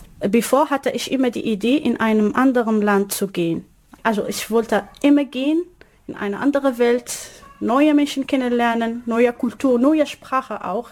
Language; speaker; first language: German; non-native, learner; Arabic